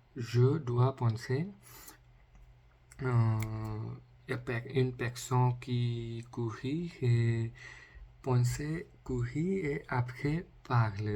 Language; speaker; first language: French; non-native, learner; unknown